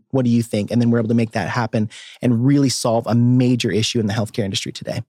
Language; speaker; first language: English; native; English